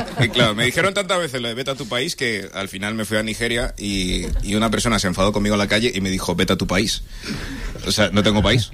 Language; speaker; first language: Spanish; early bilingual, other home language; English